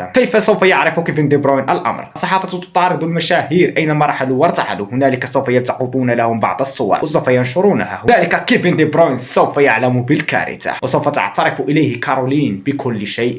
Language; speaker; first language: Arabic; native; Arabic